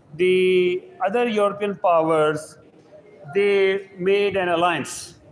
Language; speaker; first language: English; non-native, local second language; Urdu